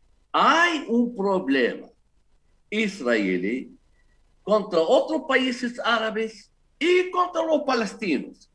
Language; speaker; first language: Spanish; non-native, fluent; Arabic